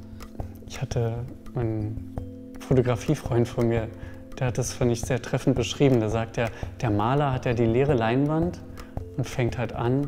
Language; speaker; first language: German; native; German